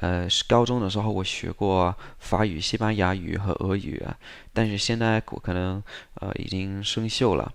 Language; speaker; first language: Chinese; non-native, fluent; English